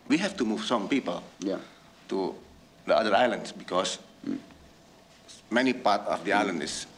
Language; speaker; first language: English; non-native, learner; Indonesian